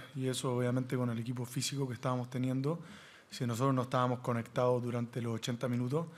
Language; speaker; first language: Spanish; native; Spanish